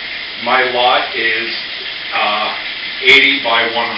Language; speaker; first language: English; native; English